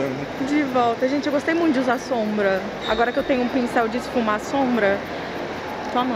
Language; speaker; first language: Portuguese; native; Portuguese